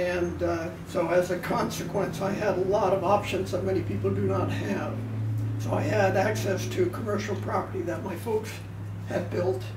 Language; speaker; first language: English; native; English